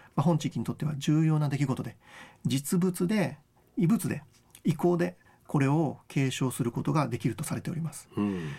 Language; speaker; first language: Japanese; native; Japanese